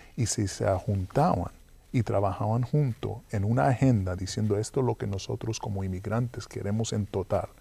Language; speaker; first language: Spanish; early bilingual, heritage; Spanish